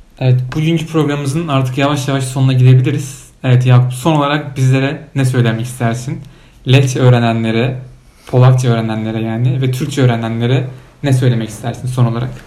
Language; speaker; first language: Turkish; native; Turkish